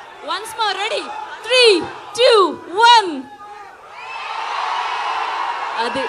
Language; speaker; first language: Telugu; native; Telugu